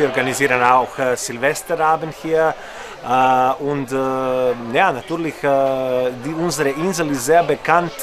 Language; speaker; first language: German; non-native, learner; Croatian